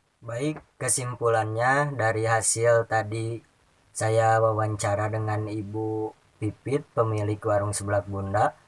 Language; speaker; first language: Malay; non-native, local second language; Sundanese